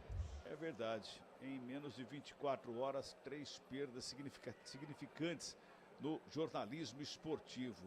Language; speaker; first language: Portuguese; native; Portuguese